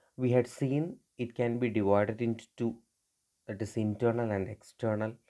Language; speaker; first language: English; non-native, local second language; Malayalam